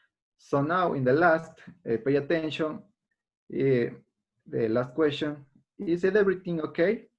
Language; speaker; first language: English; non-native, fluent; Spanish